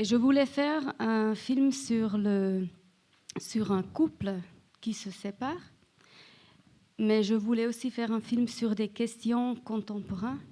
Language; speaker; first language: French; non-native, fluent; Swiss German